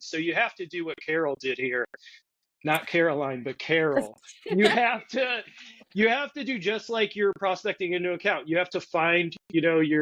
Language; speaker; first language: English; native; English